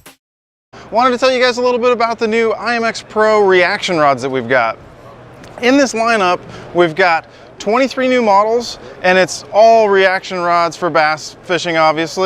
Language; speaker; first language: English; native; English